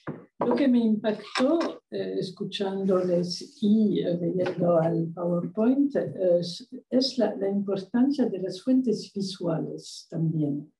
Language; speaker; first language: Spanish; non-native, fluent; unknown